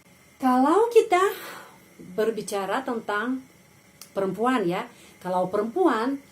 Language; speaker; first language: Indonesian; non-native, fluent; Russian